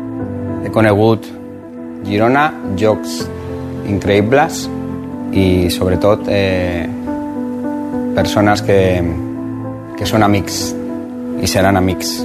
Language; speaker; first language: Catalan; non-native, fluent; Spanish